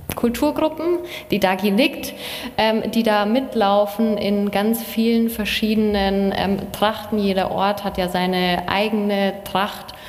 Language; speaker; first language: German; native; German